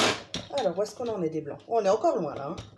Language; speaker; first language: French; native; French